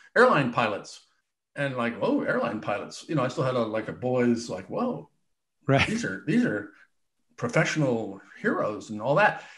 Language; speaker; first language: English; native; English